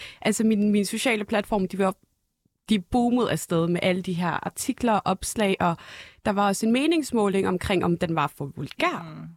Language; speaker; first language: Danish; early bilingual, other home language; Arabic